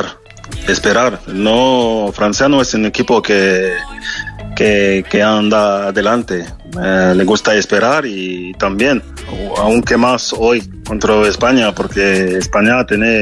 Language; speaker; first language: Spanish; non-native, fluent; French